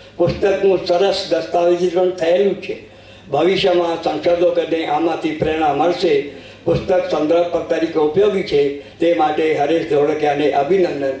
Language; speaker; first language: Gujarati; non-native, local second language; Sindhi